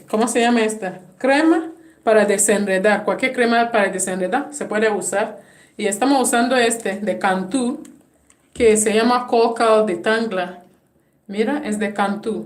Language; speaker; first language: Spanish; non-native, fluent; English